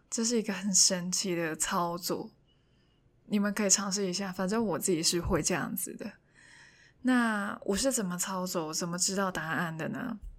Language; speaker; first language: Chinese; non-native, local second language; Cantonese